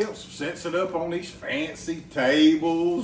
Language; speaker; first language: English; native; English